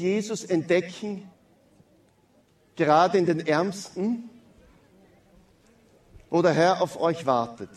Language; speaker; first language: German; native; German